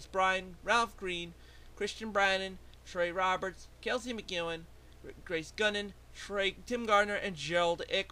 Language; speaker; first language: English; native; English